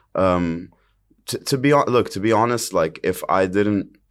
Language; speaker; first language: English; early bilingual, other home language; Arabic